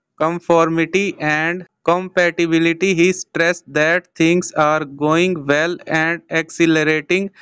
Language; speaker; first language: English; non-native, local second language; Urdu